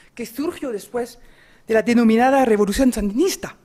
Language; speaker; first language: Spanish; non-native, fluent; French